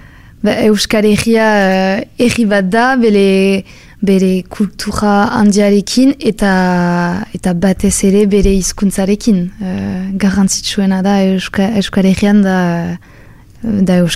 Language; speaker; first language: Basque; non-native, local second language; French